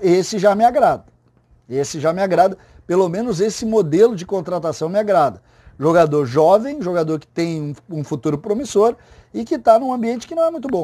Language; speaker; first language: Portuguese; native; Portuguese